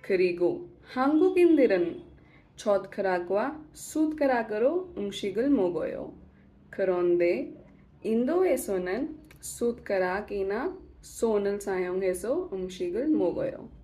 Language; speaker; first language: Korean; non-native, learner; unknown